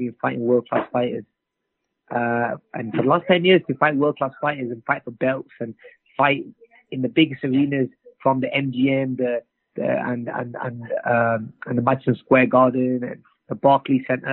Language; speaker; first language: English; native; English